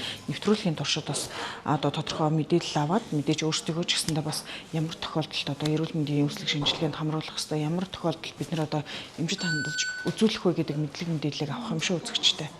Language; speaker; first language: Mongolian; native; Mongolian